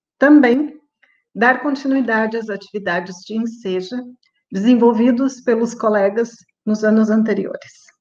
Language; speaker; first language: Portuguese; native; Portuguese